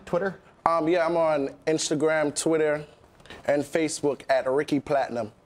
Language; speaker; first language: English; native; English